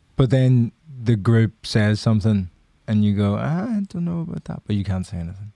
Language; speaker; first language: English; native; English